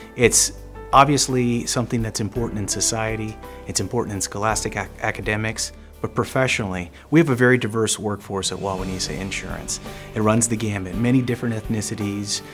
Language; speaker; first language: English; native; English